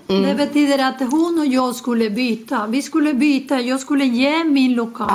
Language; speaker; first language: Swedish; non-native, learner; Spanish